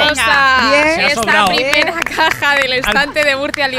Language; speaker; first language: Spanish; native; Spanish